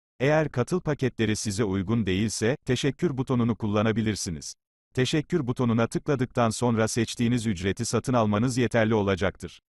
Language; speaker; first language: Turkish; native; Turkish